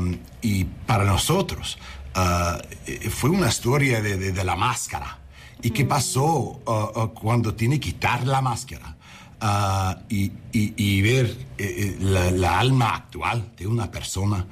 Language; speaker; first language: Spanish; non-native, learner; English